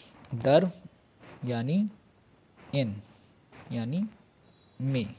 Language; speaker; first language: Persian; non-native, fluent; Urdu